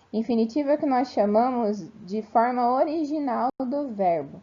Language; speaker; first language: Portuguese; native; Portuguese